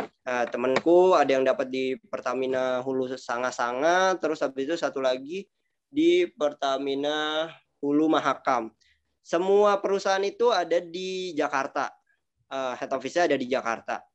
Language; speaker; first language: Indonesian; native; Indonesian